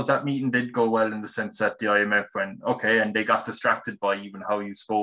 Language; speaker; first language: English; native; English